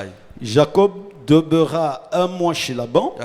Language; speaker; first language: French; non-native, local second language; Lingala